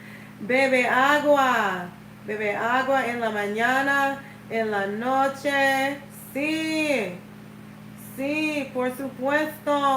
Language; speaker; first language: Spanish; non-native, learner; English